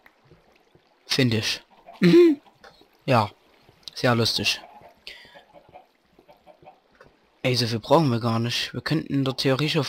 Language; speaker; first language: German; native; German